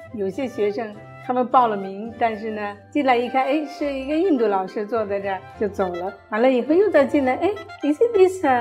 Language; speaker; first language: Chinese; early bilingual, other home language; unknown